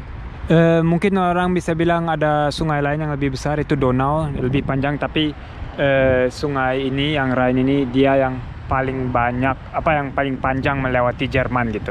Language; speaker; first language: Indonesian; early bilingual, heritage; German